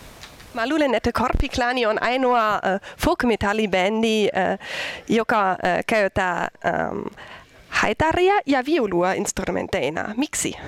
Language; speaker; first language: Finnish; non-native, learner; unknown